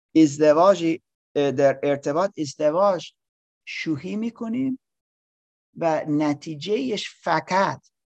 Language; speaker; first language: Persian; non-native, learner; English